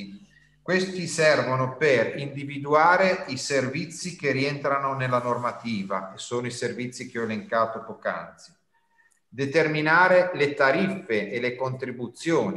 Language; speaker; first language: Italian; native; Italian